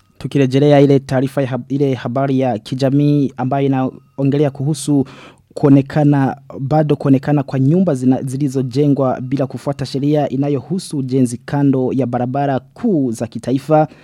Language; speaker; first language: Swahili; non-native, local second language; Rundi